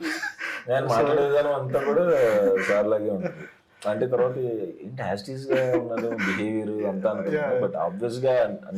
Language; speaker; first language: Telugu; native; Telugu